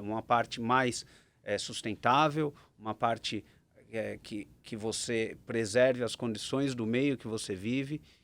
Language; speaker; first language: Portuguese; native; Portuguese